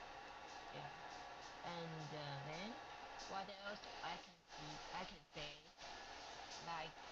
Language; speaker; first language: English; non-native, learner; Chinese